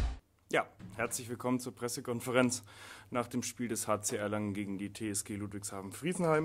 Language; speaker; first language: German; native; German